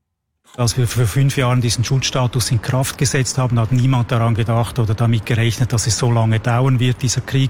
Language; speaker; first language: German; native; German